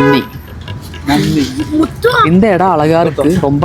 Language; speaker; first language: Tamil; non-native, learner; Malayalam